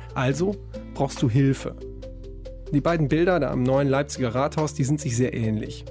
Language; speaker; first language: German; native; German